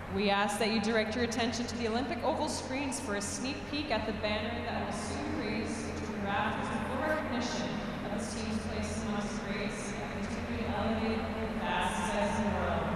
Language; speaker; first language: English; native; English